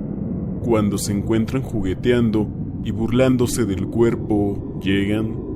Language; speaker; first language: Spanish; native; Spanish